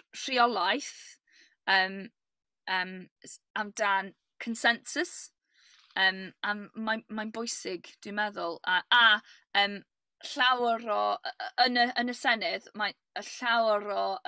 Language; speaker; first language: Welsh; non-native, learner; English